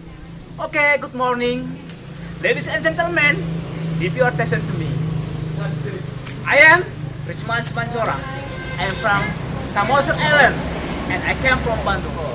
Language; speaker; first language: English; non-native, learner; Indonesian